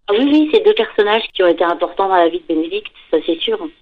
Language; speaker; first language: French; native; French